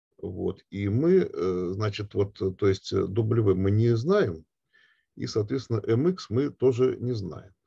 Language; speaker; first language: Russian; native; Russian